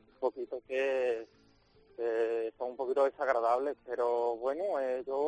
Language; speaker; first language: Spanish; native; Spanish